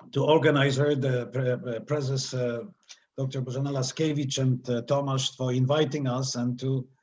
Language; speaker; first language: English; non-native, fluent; Polish